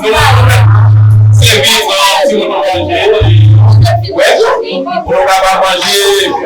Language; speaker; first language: French; non-native, learner; Haitian Creole